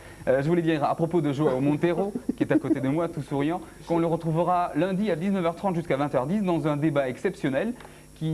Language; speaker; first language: French; native; French